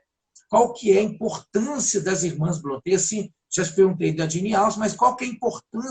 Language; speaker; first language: Portuguese; native; Portuguese